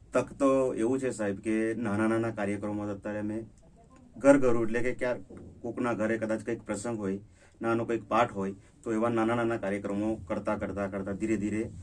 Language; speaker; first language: Gujarati; native; Gujarati